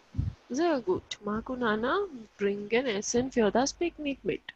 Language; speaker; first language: German; non-native, fluent; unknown